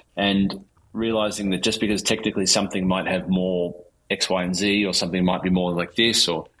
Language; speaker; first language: English; native; English